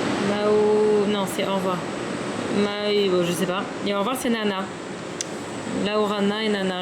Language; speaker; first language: French; native; French